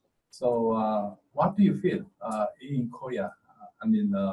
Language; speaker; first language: English; non-native, fluent; Korean